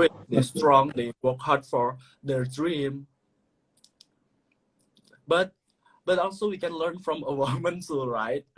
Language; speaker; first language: English; non-native, learner; Indonesian